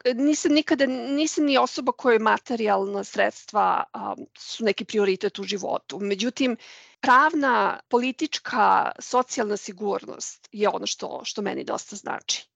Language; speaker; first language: Serbian; native; Serbian